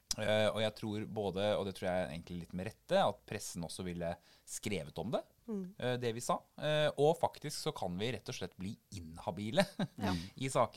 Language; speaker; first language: Norwegian; native; Norwegian